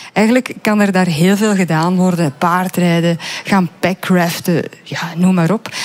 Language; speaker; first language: Dutch; native; Dutch